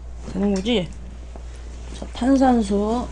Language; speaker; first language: Korean; native; Korean